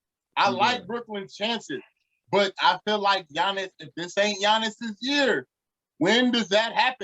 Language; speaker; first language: English; native; English